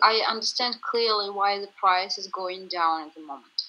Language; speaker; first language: English; non-native, fluent; Russian